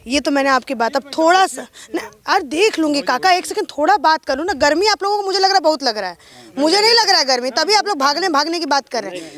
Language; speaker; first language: Hindi; native; Hindi